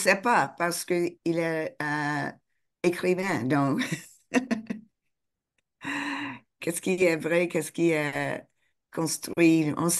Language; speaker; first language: French; non-native, fluent; English